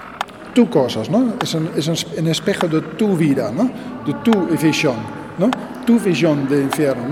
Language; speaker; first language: Spanish; non-native, learner; Dutch